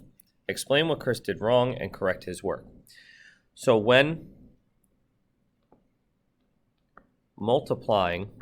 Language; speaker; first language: English; native; English